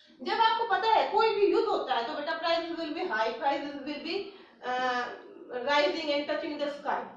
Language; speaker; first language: Hindi; native; Hindi